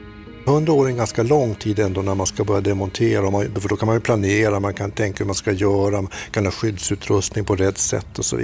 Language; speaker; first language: Swedish; native; Swedish